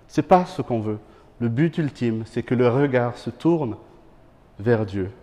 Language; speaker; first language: French; non-native, local second language; Malagasy